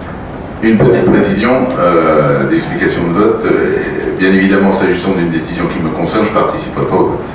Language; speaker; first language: French; native; French